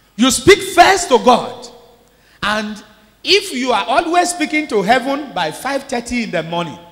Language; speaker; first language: English; non-native, local second language; Yoruba